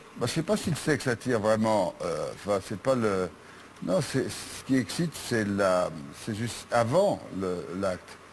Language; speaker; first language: French; native; French